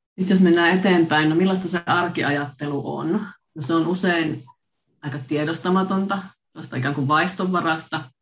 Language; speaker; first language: Finnish; native; Finnish